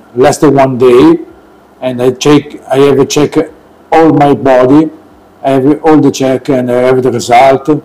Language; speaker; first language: English; non-native, learner; Italian